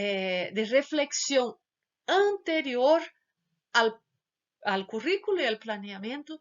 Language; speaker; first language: Spanish; non-native, fluent; Portuguese